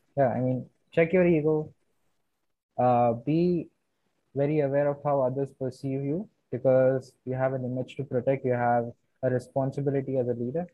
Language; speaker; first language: English; non-native, local second language; Hindi